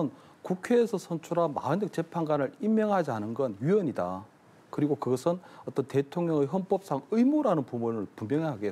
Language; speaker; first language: Korean; native; Korean